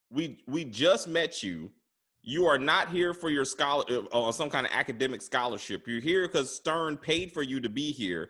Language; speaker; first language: English; native; English